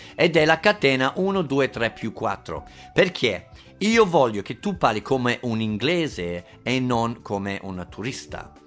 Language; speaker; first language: Italian; non-native, fluent; English